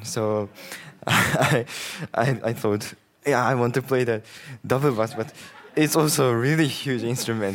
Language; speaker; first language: English; non-native, learner; Japanese